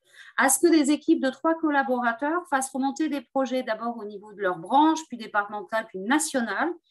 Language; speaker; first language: French; native; French